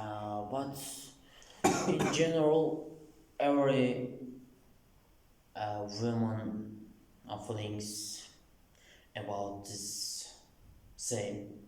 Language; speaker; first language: English; non-native, learner; Turkish